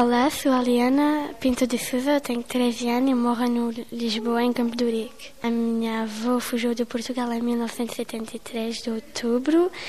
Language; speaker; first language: Portuguese; early bilingual, heritage; French